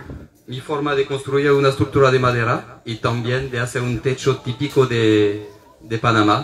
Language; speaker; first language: Spanish; non-native, fluent; French